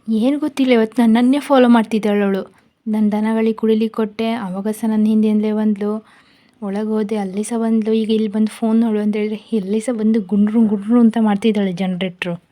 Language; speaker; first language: Kannada; native; Kannada